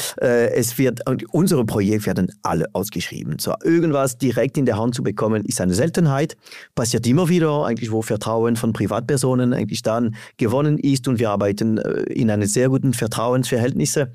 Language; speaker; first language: German; non-native, fluent; French